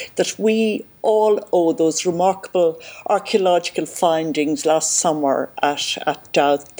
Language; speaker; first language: English; native; English